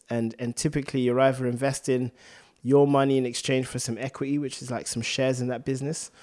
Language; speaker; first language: English; native; English